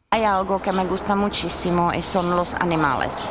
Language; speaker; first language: Spanish; non-native, learner; Czech